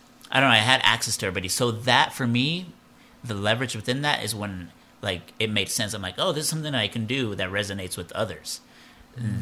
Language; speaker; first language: English; early bilingual, other home language; Spanish